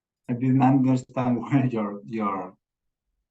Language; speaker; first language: English; non-native, learner; Spanish